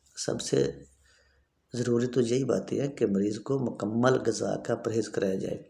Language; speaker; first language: Urdu; non-native, local second language; Punjabi